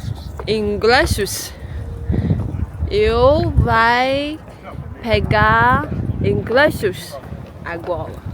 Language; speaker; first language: Portuguese; non-native, learner; Chinese